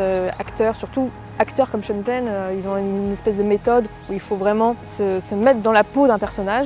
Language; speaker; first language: French; native; French